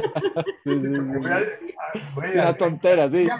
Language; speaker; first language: Spanish; native; Spanish